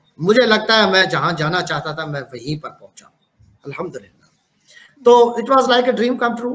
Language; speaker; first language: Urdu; non-native, local second language; Punjabi